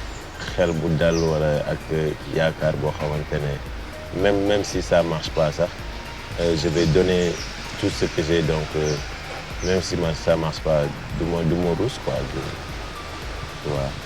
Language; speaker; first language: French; non-native, local second language; Wolof